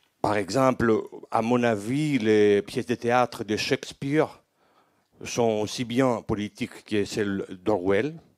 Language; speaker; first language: French; non-native, fluent; Greek